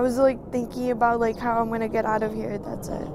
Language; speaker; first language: English; native; English